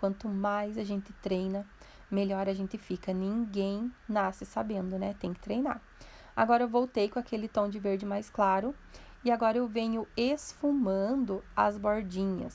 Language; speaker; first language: Portuguese; native; Portuguese